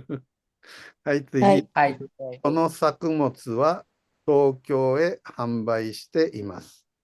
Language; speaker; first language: Japanese; non-native, fluent; Indonesian